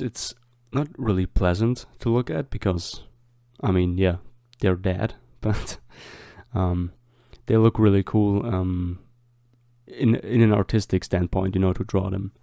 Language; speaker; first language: English; non-native, fluent; German